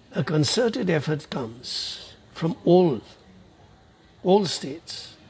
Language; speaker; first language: English; non-native, local second language; Assamese